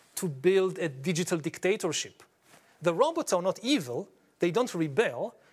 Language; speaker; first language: English; non-native, fluent; Hebrew